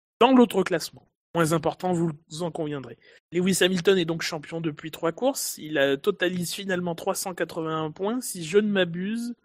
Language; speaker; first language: French; native; French